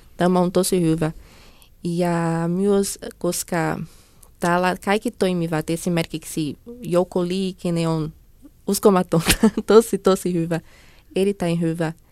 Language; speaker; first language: Finnish; non-native, learner; Portuguese